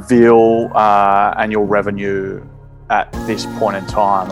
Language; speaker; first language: English; native; English